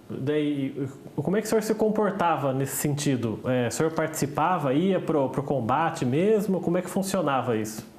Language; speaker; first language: Portuguese; native; Portuguese